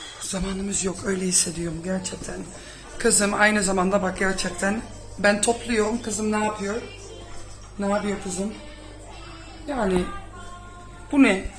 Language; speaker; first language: Turkish; non-native, fluent; Dutch